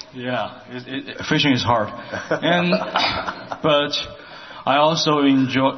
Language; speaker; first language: English; non-native, learner; Chinese